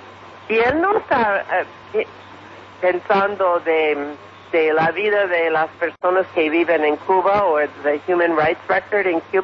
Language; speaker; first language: Spanish; non-native, fluent; English